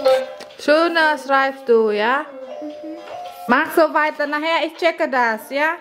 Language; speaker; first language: German; non-native, learner; Indonesian